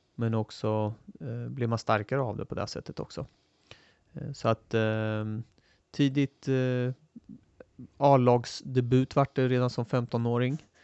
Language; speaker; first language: Swedish; early bilingual, other home language; Turoyo